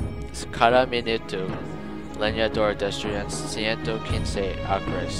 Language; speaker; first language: Spanish; non-native, learner; English